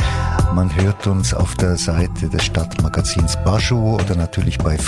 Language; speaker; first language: German; native; German